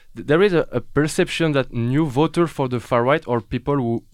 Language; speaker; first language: English; non-native, fluent; French